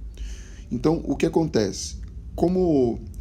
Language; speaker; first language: Portuguese; native; Portuguese